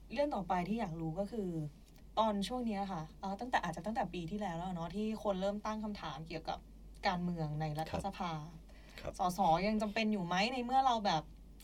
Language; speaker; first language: Thai; native; Thai